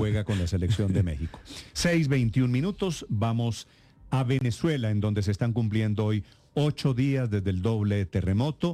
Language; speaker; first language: Spanish; native; Spanish